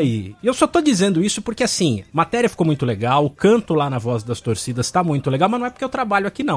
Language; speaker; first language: Portuguese; native; Portuguese